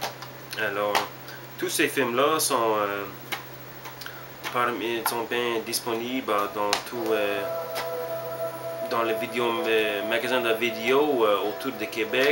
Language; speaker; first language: French; non-native, learner; English